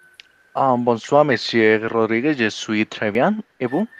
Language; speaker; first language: French; non-native, learner; Spanish